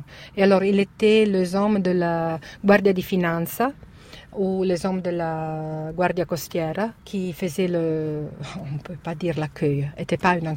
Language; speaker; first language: French; non-native, learner; Italian